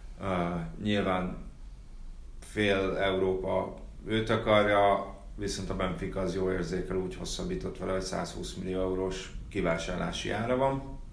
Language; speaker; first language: Hungarian; native; Hungarian